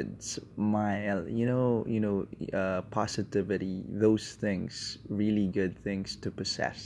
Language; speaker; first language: English; non-native, local second language; Filipino